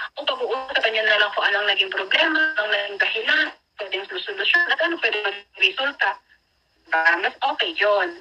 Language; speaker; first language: Filipino; native; Filipino